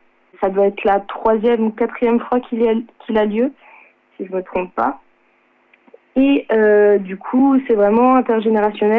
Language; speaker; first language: French; native; French